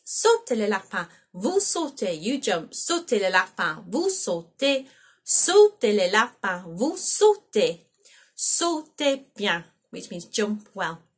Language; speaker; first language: French; non-native, fluent; English